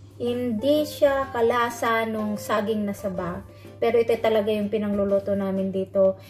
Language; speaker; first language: Filipino; non-native, local second language; Iloko